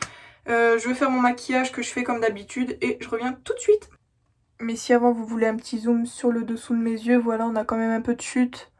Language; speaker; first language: French; native; French